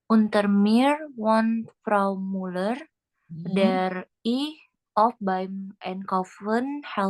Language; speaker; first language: German; non-native, learner; Indonesian